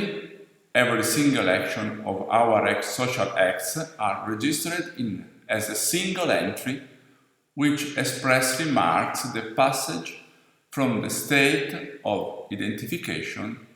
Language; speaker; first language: English; non-native, fluent; Italian